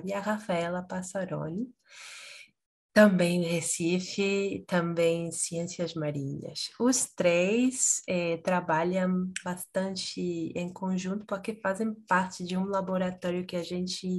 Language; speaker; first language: Portuguese; non-native, fluent; Spanish